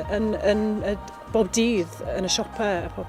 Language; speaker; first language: Welsh; non-native, fluent; English